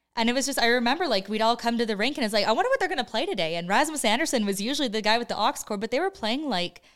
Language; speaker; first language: English; native; English